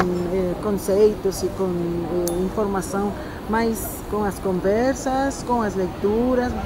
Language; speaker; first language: Portuguese; non-native, fluent; Spanish